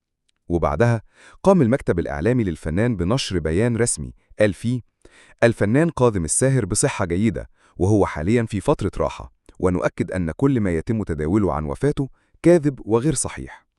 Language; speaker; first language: Arabic; native; Arabic